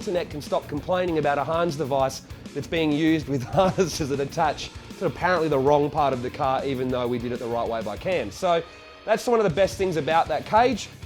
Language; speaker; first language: English; native; English